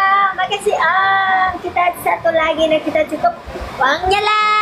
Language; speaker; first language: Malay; non-native, fluent; Vietnamese